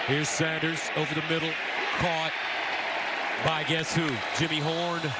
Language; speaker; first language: English; native; English